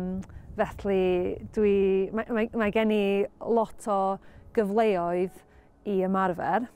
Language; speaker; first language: Welsh; non-native, learner; English